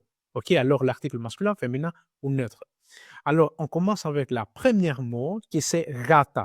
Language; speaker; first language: French; non-native, learner; Greek